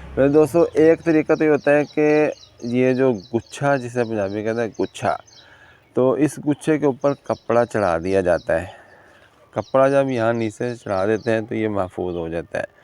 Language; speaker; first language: Urdu; non-native, local second language; Punjabi